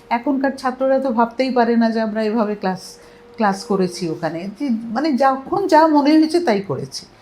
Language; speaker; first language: Bangla; non-native, local second language; Hindi